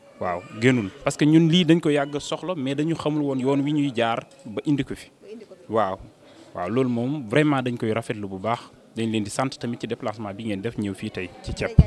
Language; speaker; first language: Wolof; native; Wolof